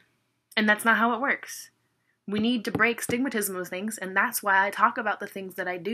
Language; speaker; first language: English; native; English